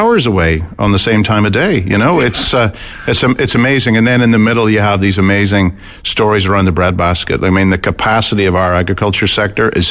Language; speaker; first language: English; native; English